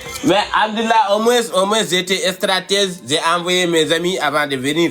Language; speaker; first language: French; non-native, local second language; Wolof